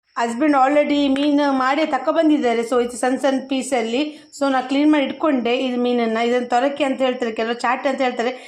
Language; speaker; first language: Kannada; non-native, local second language; Tulu